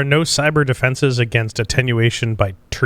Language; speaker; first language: English; native; English